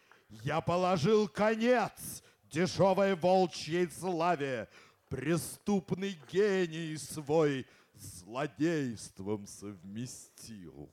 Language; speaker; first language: Russian; native; Russian